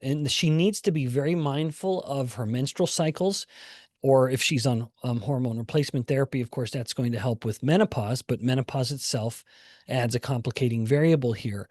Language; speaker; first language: English; native; English